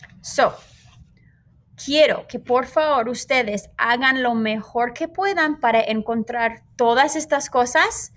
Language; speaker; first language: Spanish; non-native, fluent; English